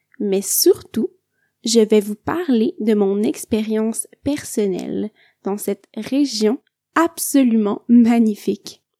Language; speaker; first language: French; native; French